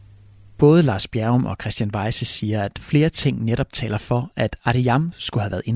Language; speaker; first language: Danish; native; Danish